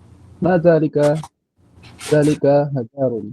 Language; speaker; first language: Arabic; non-native, learner; Filipino